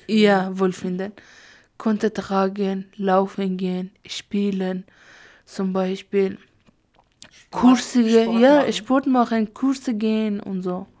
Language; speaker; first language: German; non-native, learner; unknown